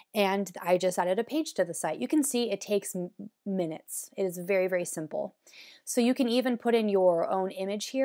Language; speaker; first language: English; native; English